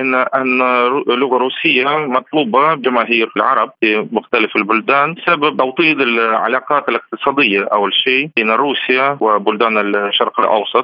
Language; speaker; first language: Arabic; non-native, fluent; Russian